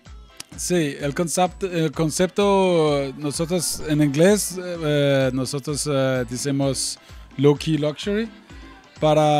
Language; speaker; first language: Spanish; non-native, learner; English